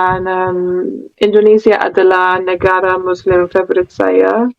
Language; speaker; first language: Indonesian; non-native, learner; English